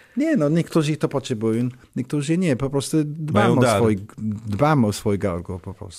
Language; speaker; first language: Polish; non-native, learner; English